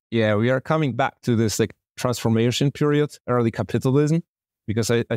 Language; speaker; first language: English; non-native, fluent; Polish